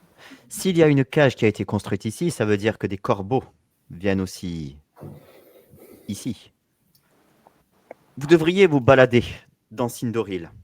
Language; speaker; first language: French; native; French